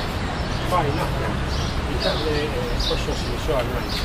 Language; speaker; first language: Basque; non-native, learner; Spanish